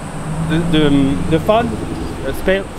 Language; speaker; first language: English; non-native, learner; French